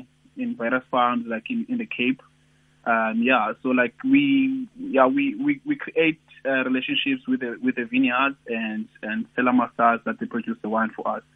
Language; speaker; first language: English; non-native, local second language; Xhosa